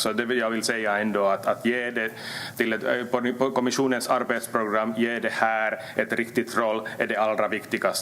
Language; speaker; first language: Swedish; native; Swedish